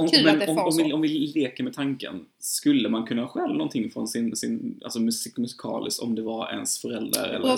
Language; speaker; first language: Swedish; native; Swedish